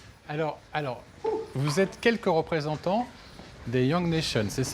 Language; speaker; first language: French; native; French